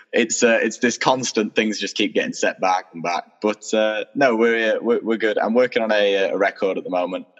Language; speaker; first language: English; native; English